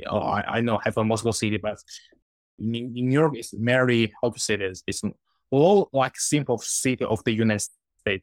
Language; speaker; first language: English; non-native, learner; Chinese